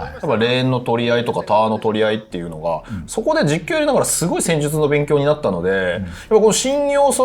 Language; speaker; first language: Japanese; native; Japanese